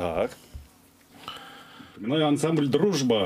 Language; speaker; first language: Russian; native; Russian